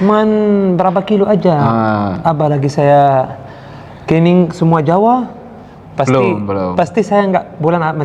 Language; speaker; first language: Indonesian; non-native, learner; Arabic